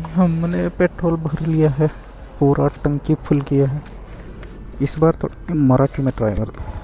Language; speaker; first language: Hindi; non-native, local second language; Marathi